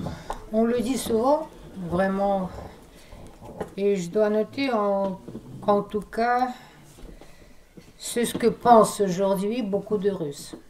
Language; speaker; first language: French; non-native, fluent; Russian